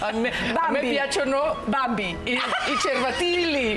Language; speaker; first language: Italian; non-native, learner; Spanish